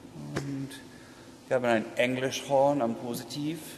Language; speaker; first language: German; non-native, learner; English